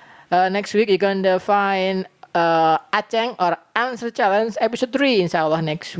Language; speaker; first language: English; non-native, learner; Indonesian